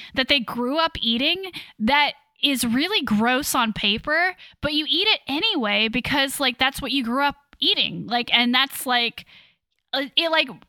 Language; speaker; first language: English; native; English